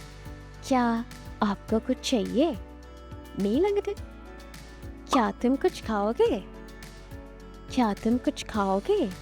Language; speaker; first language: Hindi; non-native, fluent; Sinhala